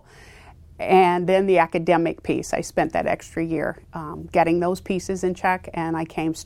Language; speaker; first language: English; native; English